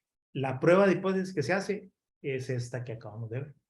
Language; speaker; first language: Spanish; native; Spanish